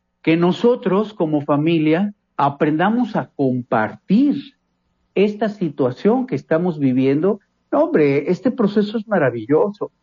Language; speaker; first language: Spanish; native; Spanish